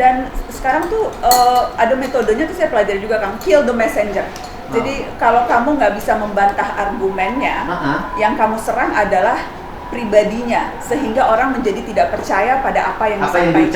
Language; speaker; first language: Indonesian; native; Indonesian